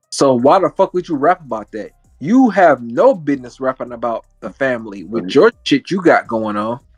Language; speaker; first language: English; native; English